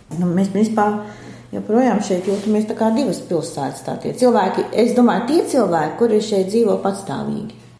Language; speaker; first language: Latvian; native; Latvian